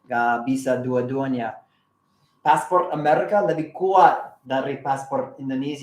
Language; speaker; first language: Indonesian; non-native, learner; English